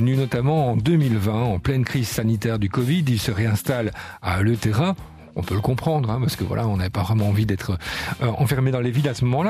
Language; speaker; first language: French; native; French